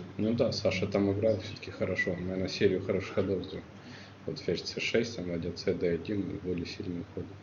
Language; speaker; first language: Russian; native; Russian